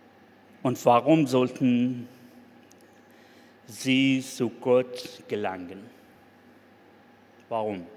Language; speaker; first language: German; non-native, fluent; Persian